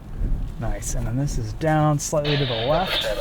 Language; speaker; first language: English; native; English